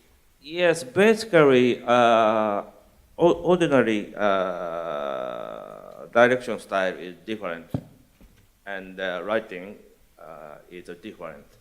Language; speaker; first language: English; non-native, learner; Japanese